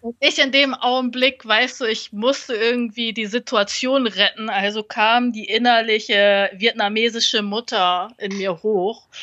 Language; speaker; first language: German; early bilingual, other home language; Vietnamese